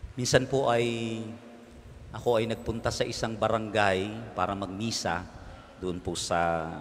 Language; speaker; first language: Filipino; native; Filipino